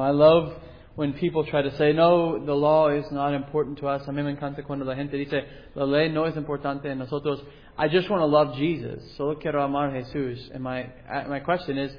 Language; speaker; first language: English; native; English